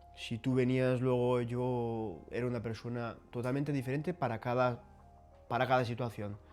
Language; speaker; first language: Spanish; early bilingual, other home language; Portuguese